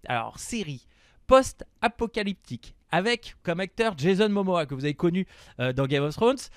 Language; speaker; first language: French; native; French